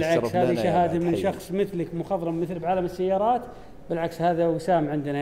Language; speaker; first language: Arabic; native; Arabic